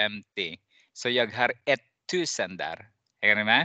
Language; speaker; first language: Swedish; non-native, fluent; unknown